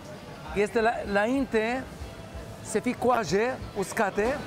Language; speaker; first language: Romanian; non-native, fluent; Hebrew